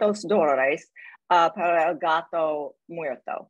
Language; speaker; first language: Spanish; non-native, learner; English